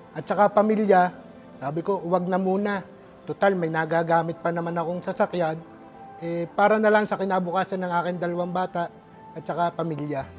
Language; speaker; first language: Filipino; native; Filipino